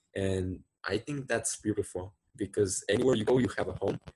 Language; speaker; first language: English; non-native, fluent; Spanish